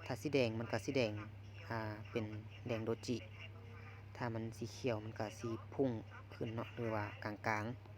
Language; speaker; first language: Thai; native; Thai